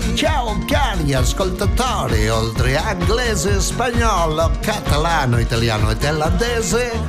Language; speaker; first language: Italian; non-native, learner; Catalan